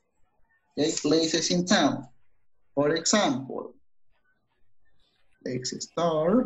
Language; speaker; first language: English; non-native, fluent; Spanish